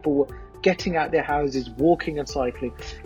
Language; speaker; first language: English; native; English